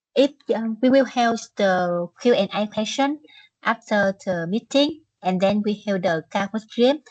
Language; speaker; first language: English; non-native, learner; Vietnamese